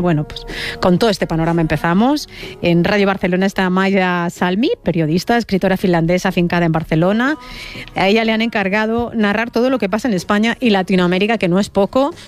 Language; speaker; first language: Spanish; native; Spanish